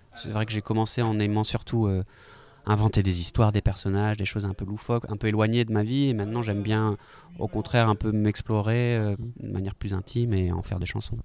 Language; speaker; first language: French; native; French